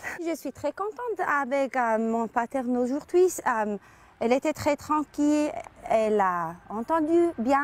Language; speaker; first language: French; non-native, learner; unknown